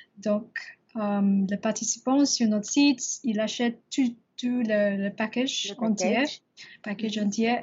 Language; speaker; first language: French; non-native, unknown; English